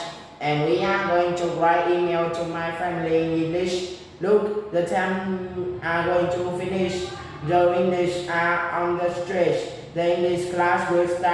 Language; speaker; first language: English; non-native, learner; Vietnamese